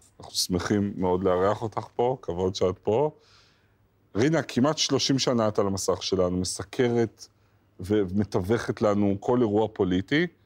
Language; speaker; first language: Hebrew; native; Hebrew